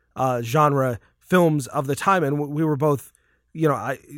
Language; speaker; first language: English; native; English